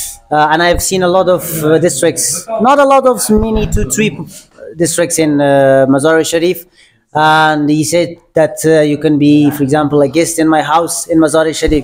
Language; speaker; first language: English; non-native, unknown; Persian